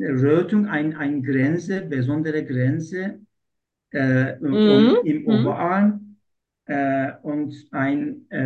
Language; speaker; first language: German; non-native, learner; Turkish